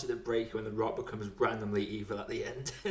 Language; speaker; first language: English; native; English